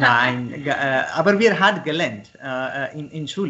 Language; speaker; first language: German; non-native, learner; Marathi